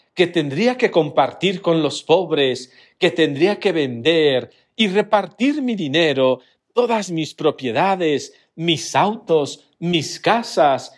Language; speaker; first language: Spanish; native; Spanish